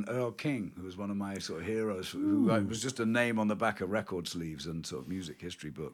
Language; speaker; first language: English; native; English